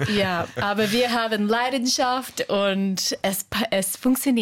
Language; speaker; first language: German; non-native, fluent; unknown